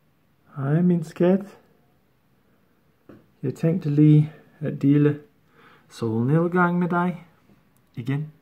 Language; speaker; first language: Danish; non-native, fluent; English